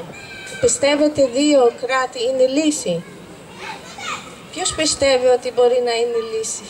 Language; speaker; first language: Greek; non-native, fluent; Arabic